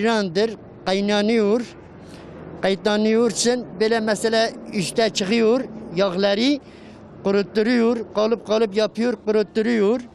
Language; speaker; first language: Turkish; non-native, local second language; Kurdish